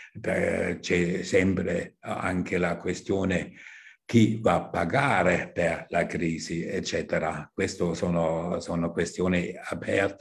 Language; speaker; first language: Italian; non-native, fluent; German